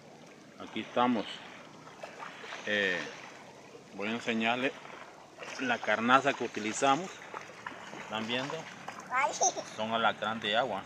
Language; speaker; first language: Spanish; native; Spanish